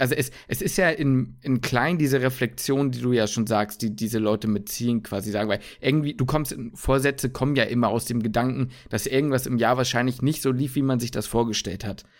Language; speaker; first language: German; native; German